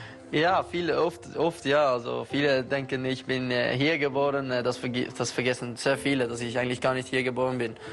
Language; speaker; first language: German; early bilingual, other home language; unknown